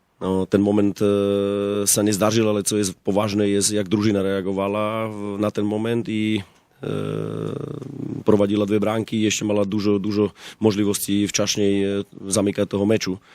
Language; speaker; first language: Polish; non-native, learner; Slovak